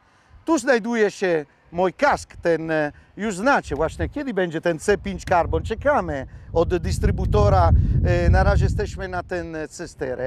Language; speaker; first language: Polish; non-native, fluent; Italian